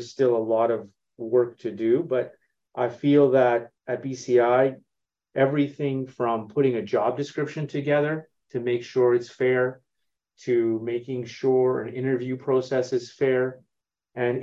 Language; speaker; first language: English; native; English